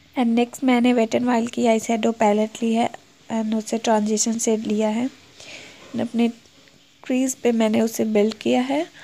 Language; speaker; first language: Hindi; native; Hindi